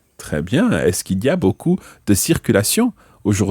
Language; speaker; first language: French; non-native, fluent; English